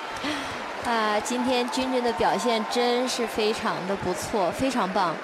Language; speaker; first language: Chinese; native; Chinese